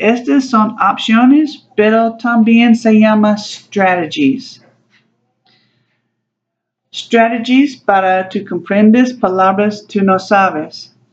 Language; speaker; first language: Spanish; non-native, learner; English